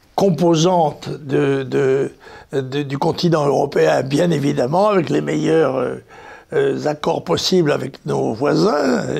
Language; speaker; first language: French; native; French